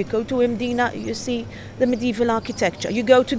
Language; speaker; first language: English; non-native, fluent; Maltese